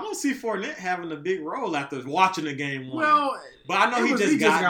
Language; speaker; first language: English; native; English